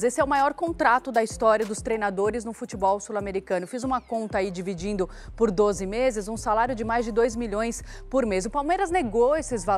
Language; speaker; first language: Portuguese; native; Portuguese